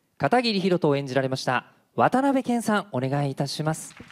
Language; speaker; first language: Japanese; native; Japanese